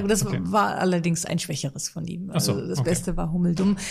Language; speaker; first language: German; native; German